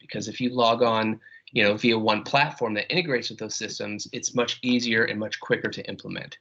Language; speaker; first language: English; native; English